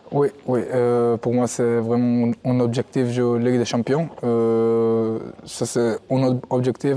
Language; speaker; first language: French; non-native, learner; Hebrew